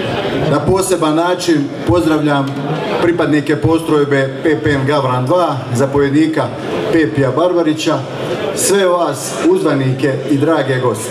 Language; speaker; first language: Croatian; native; Croatian